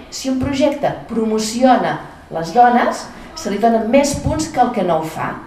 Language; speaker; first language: Catalan; native; Catalan